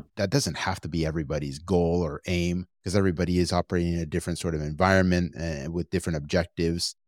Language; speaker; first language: English; early bilingual, other home language; Spanish